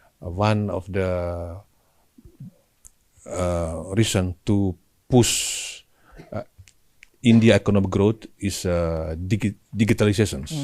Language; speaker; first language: English; non-native, learner; Indonesian